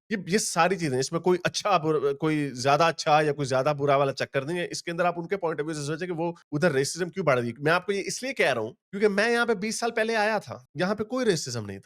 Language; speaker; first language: Urdu; native; Urdu